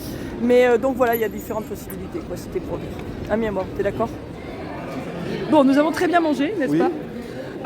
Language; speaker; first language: French; native; French